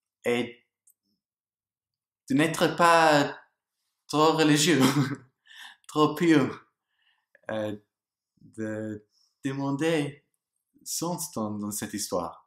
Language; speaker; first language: French; non-native, learner; English